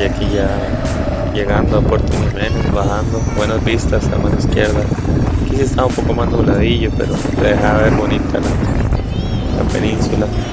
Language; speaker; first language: Spanish; native; Spanish